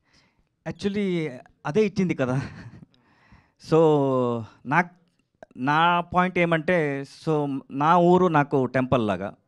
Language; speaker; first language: Telugu; non-native, learner; Kannada